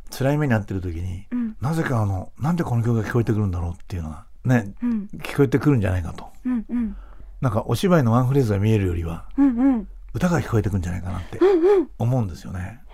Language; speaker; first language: Japanese; native; Japanese